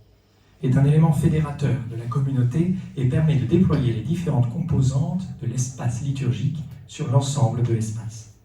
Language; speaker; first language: French; native; French